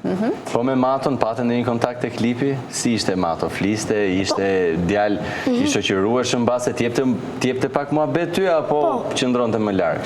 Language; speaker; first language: Albanian; native; Albanian